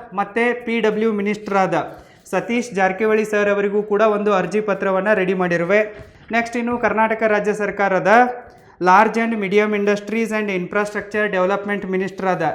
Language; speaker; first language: Kannada; native; Kannada